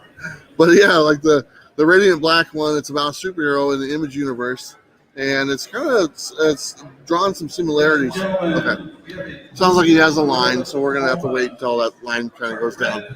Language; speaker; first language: English; native; English